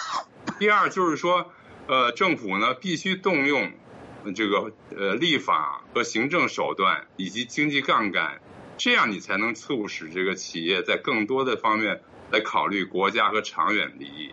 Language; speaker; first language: Chinese; native; Chinese